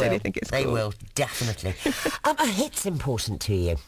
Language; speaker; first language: English; native; English